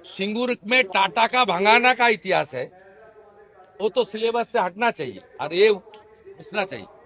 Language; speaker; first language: Hindi; non-native, local second language; Bangla